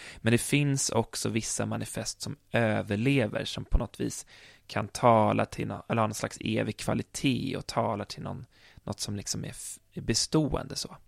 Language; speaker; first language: Swedish; native; Swedish